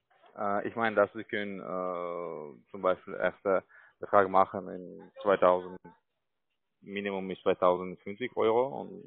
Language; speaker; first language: German; non-native, learner; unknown